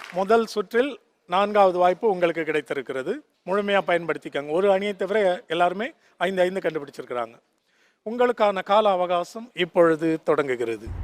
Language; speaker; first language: Tamil; native; Tamil